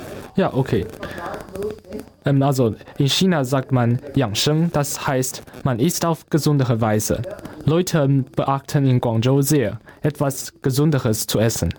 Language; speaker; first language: German; non-native, learner; Chinese